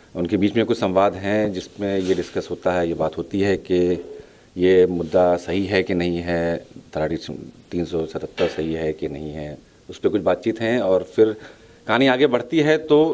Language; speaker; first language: Hindi; native; Hindi